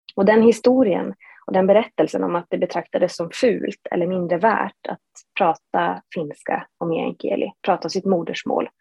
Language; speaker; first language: Swedish; native; Swedish